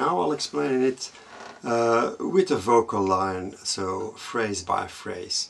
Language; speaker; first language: English; non-native, fluent; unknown